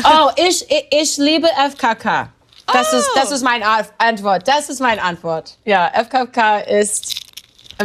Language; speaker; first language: German; non-native, learner; English